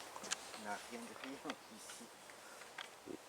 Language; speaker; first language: French; non-native, learner; Portuguese